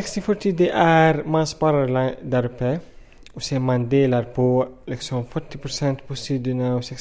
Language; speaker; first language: Swedish; non-native, fluent; Arabic